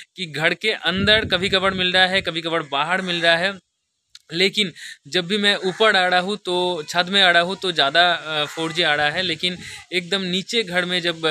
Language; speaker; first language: Hindi; non-native, local second language; Bangla